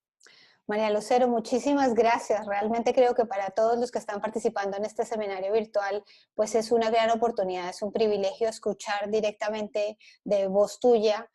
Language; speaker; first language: Spanish; native; Spanish